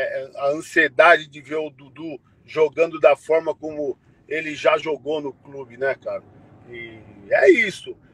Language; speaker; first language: Portuguese; native; Portuguese